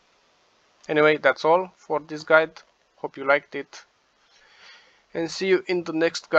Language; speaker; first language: English; non-native, fluent; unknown